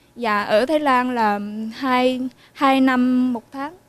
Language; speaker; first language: Vietnamese; native; Vietnamese